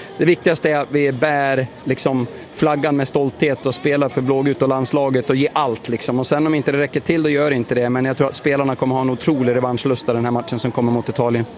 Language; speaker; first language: Swedish; native; Swedish